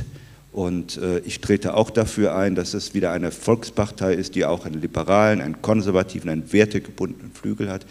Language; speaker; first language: German; native; German